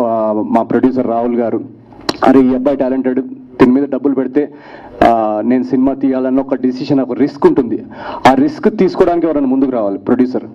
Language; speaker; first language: Telugu; native; Telugu